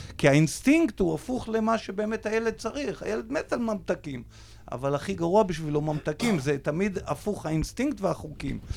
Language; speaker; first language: Hebrew; native; Hebrew